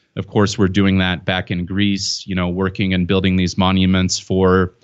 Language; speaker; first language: English; native; English